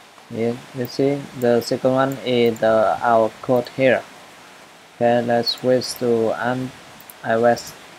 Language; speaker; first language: English; non-native, learner; Vietnamese